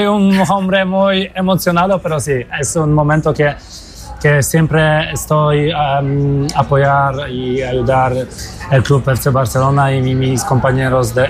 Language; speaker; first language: Spanish; non-native, fluent; Polish